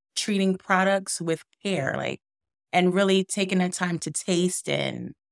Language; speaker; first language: English; native; English